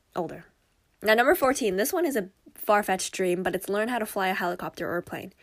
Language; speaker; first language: English; early bilingual, other home language; Korean